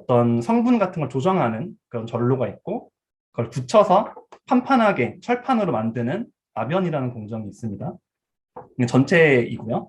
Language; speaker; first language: Korean; early bilingual, heritage; Korean